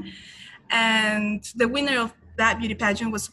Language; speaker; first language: English; non-native, fluent; Spanish